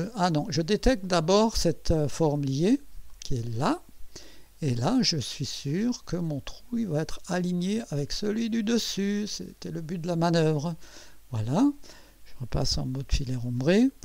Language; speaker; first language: French; native; French